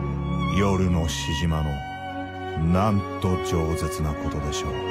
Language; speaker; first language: Japanese; native; Japanese